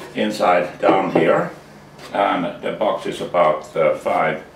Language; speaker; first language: English; non-native, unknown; Finnish